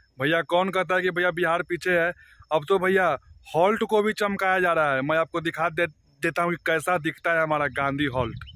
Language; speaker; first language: Hindi; native; Hindi